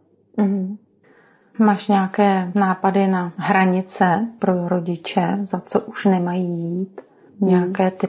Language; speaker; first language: Czech; native; Czech